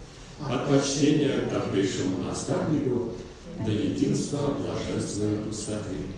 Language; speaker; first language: Russian; native; Russian